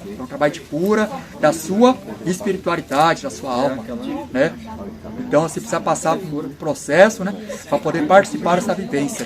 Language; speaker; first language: Portuguese; non-native, local second language; Guarani